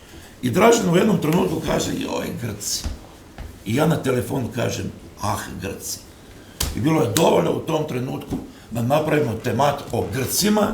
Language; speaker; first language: Croatian; native; Croatian